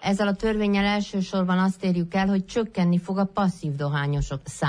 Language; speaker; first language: Hungarian; native; Hungarian